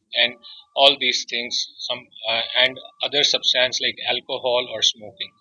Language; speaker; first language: English; non-native, local second language; Telugu